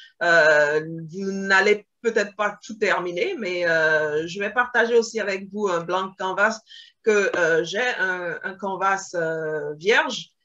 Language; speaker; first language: French; early bilingual, other home language; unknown